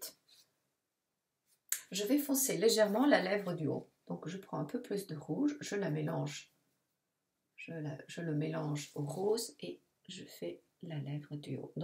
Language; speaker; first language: French; non-native, fluent; Italian